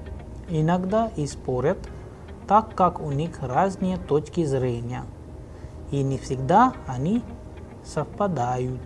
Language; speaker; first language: Russian; non-native, fluent; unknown